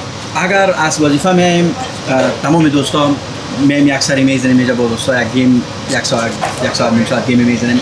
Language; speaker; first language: Persian; native; Persian